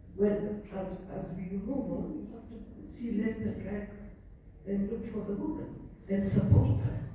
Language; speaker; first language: English; non-native, local second language; Amharic